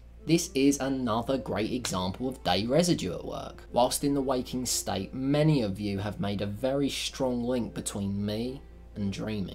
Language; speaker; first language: English; native; English